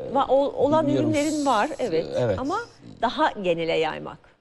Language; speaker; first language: Turkish; native; Turkish